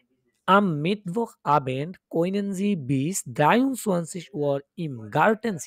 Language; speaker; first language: German; non-native, fluent; Bangla